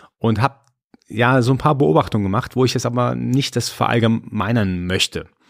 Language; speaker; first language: German; early bilingual, other home language; Persian